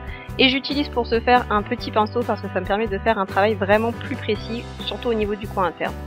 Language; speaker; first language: French; native; French